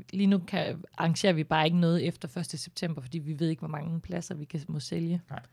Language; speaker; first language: Danish; native; Danish